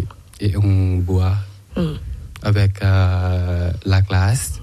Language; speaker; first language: French; non-native, learner; Thai